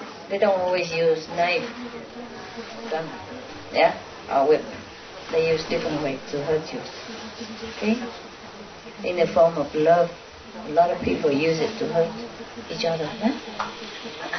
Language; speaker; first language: English; non-native, fluent; Vietnamese